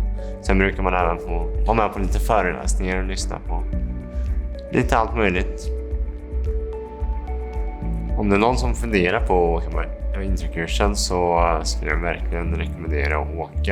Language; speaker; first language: Swedish; native; Swedish